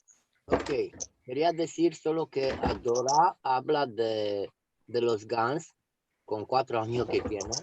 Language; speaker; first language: Spanish; non-native, fluent; Romanian